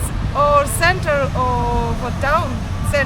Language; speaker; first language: English; non-native, learner; Russian